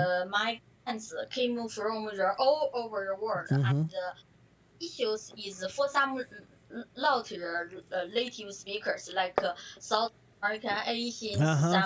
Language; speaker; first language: English; non-native, learner; Chinese